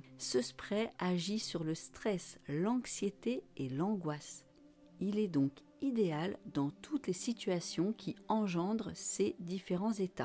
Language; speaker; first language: French; native; French